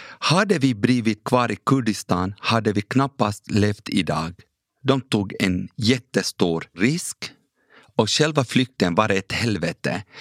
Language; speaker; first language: Swedish; early bilingual, other home language; Kurdish